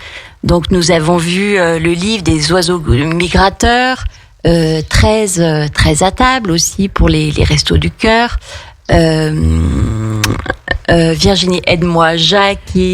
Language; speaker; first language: French; native; French